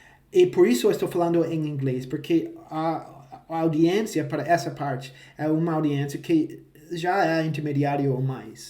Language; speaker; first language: Portuguese; non-native, fluent; English